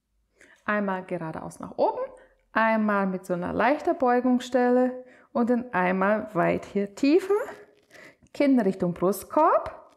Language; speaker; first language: German; native; German